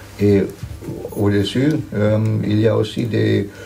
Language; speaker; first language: French; non-native, fluent; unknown